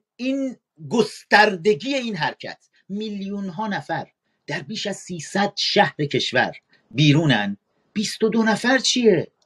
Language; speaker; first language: Persian; native; Persian